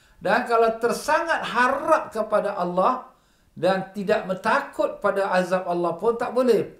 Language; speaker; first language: Malay; native; Malay